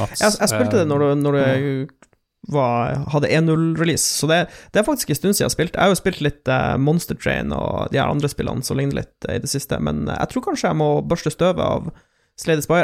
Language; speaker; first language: Norwegian; native; Norwegian